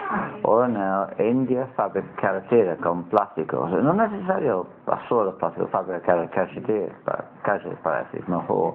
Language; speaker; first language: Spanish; non-native, learner; English